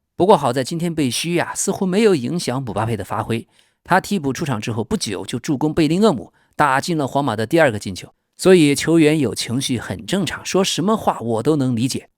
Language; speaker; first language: Chinese; native; Chinese